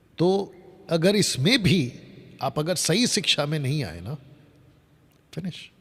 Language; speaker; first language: Hindi; non-native, local second language; Telugu